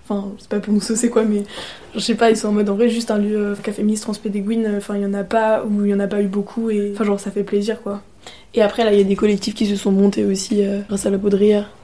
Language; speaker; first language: French; native; French